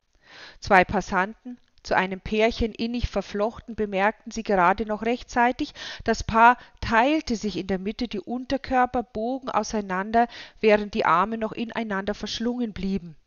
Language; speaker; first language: German; native; German